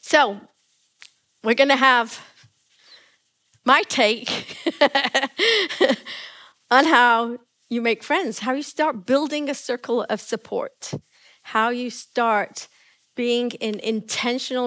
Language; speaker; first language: English; native; English